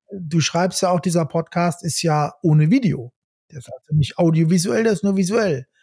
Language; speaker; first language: German; native; German